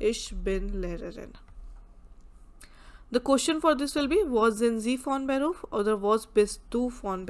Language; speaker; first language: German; non-native, fluent; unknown